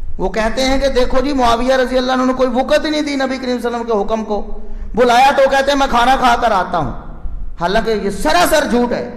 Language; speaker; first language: Urdu; non-native, local second language; Punjabi